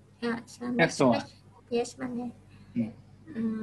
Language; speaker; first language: English; non-native, fluent; Vietnamese